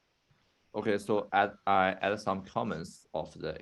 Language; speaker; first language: English; non-native, fluent; Chinese